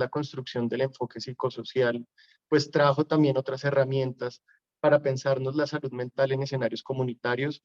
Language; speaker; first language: Spanish; native; Spanish